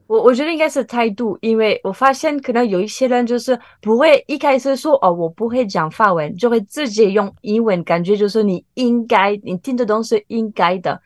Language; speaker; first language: Chinese; non-native, fluent; French